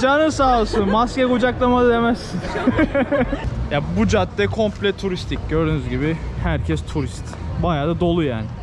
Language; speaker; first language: Turkish; native; Turkish